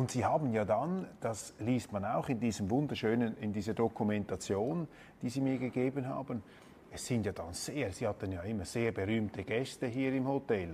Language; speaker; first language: German; native; German